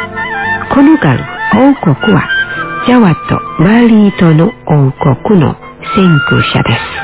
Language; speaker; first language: Japanese; non-native, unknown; Indonesian